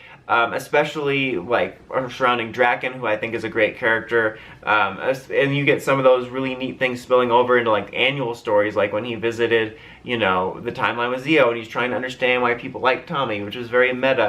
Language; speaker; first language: English; native; English